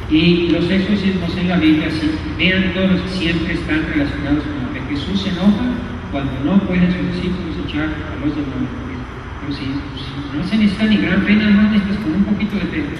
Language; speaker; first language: Spanish; native; Spanish